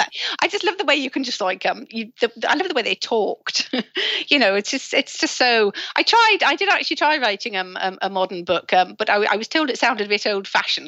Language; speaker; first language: English; native; English